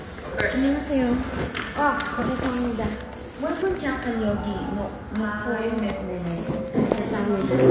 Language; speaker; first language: Korean; non-native, learner; Filipino